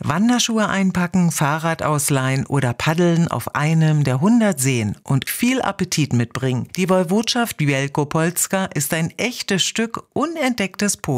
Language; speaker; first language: German; native; German